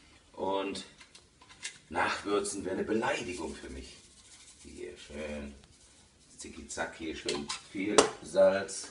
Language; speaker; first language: German; early bilingual, other home language; Italian